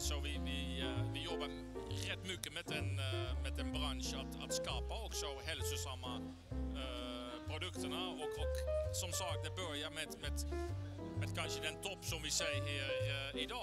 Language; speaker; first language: Swedish; non-native, fluent; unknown